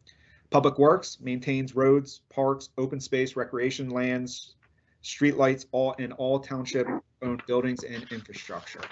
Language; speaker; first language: English; native; English